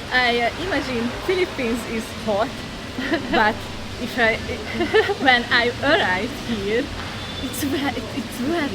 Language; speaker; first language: English; non-native, learner; Hungarian